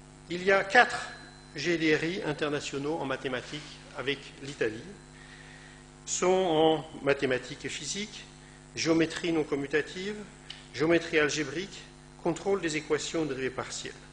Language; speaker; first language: French; native; French